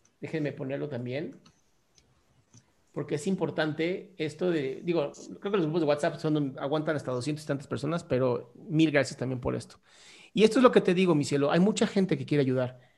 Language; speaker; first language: Spanish; native; Spanish